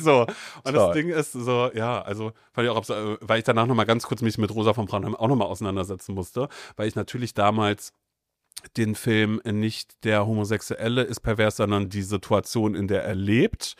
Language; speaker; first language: German; native; German